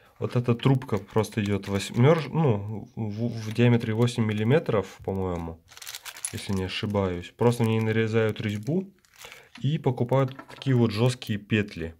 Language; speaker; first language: Russian; native; Russian